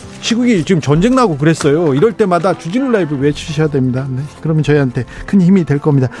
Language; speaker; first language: Korean; native; Korean